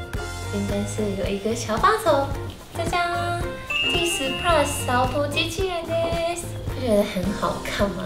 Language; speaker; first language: Chinese; non-native, fluent; Japanese